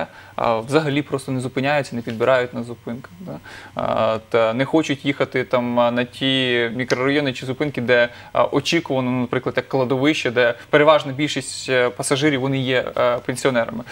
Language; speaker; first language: Ukrainian; native; Ukrainian